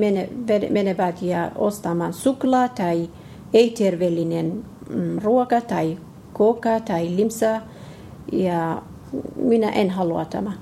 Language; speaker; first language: Finnish; non-native, learner; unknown